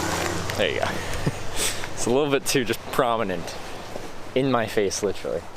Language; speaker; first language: English; native; English